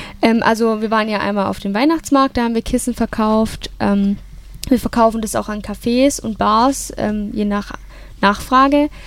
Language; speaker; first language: German; native; German